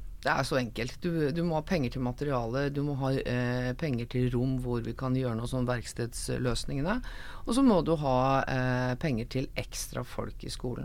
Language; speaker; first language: Norwegian; native; Norwegian